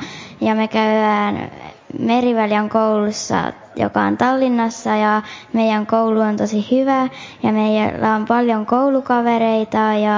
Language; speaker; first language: Finnish; early bilingual, heritage; Finnish